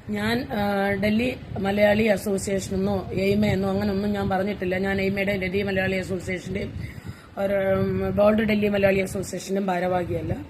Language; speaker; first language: Malayalam; native; Malayalam